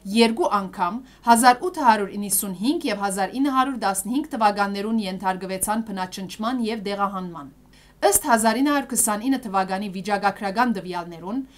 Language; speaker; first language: Armenian; early bilingual, heritage; Armenian